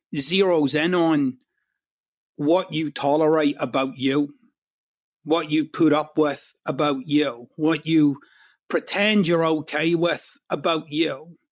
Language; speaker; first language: English; native; English